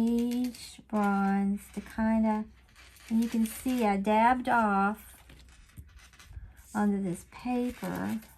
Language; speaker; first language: English; native; English